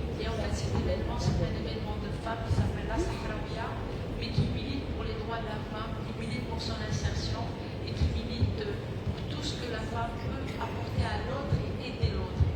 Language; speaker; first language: French; non-native, local second language; Arabic